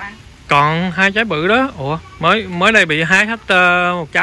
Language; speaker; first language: Vietnamese; native; Vietnamese